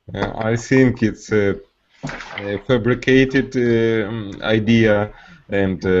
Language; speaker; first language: English; non-native, learner; Russian